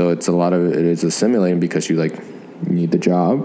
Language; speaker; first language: English; native; English